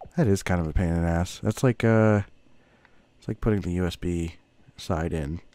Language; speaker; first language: English; native; English